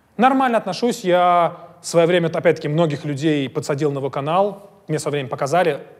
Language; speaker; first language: Russian; native; Russian